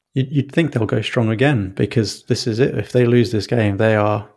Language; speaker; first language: English; native; English